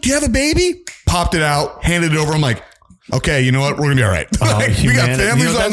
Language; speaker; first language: English; native; English